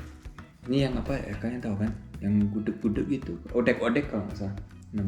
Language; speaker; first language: Indonesian; early bilingual, heritage; German